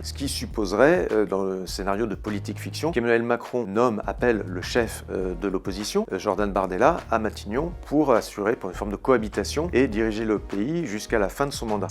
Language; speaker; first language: French; native; French